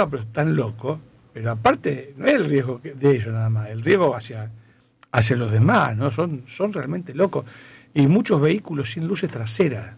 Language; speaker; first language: Spanish; native; Spanish